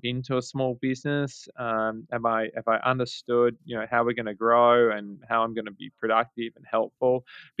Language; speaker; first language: English; native; English